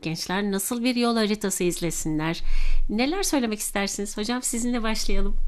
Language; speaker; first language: Turkish; native; Turkish